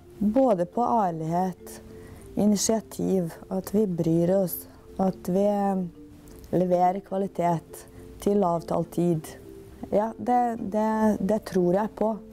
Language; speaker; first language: Norwegian; non-native, fluent; Bosnian